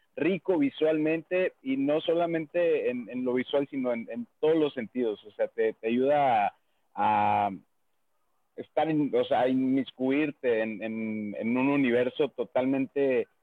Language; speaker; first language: Spanish; native; Spanish